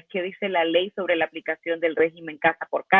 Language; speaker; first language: Spanish; native; Spanish